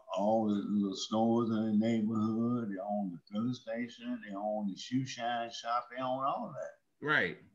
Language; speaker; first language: English; native; English